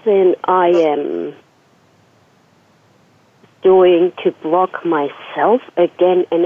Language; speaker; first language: English; non-native, fluent; Serbian